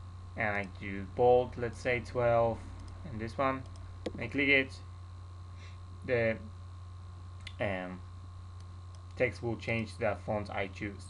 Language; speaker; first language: English; non-native, fluent; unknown